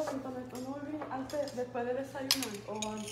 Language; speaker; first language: Spanish; early bilingual, heritage; Spanish